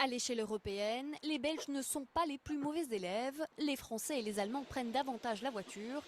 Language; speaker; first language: French; native; French